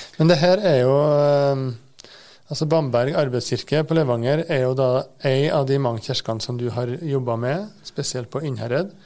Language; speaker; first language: Norwegian; native; Norwegian